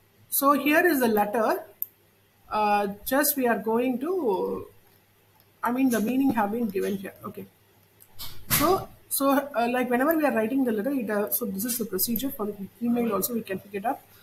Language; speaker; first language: English; non-native, local second language; Tamil